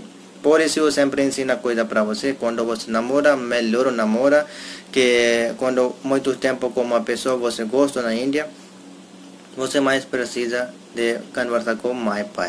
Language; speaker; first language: Portuguese; non-native, learner; Hindi